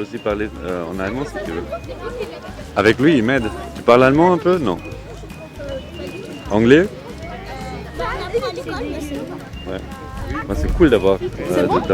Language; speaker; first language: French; non-native, fluent; German